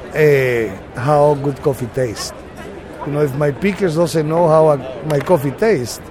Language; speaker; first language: English; non-native, fluent; Spanish